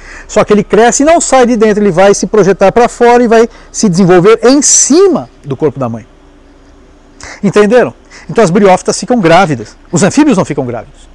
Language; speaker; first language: Portuguese; native; Portuguese